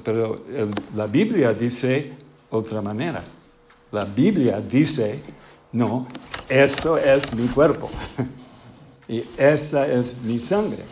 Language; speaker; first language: Spanish; non-native, fluent; English